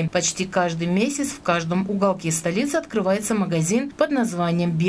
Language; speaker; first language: Russian; non-native, local second language; Tajik